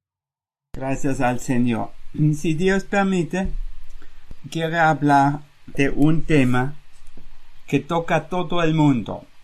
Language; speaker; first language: Spanish; non-native, fluent; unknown